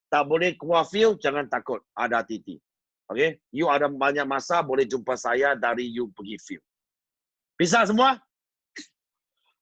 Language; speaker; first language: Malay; non-native, local second language; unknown